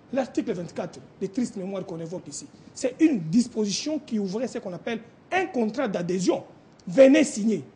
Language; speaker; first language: French; non-native, local second language; Lingala